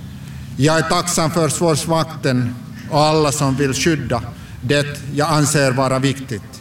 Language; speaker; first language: Swedish; non-native, local second language; Finnish